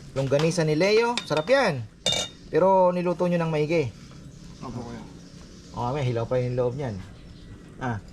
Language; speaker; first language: Filipino; native; Filipino